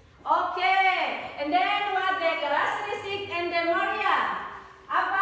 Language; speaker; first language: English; non-native, learner; Indonesian